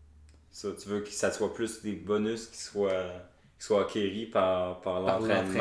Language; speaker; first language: French; native; French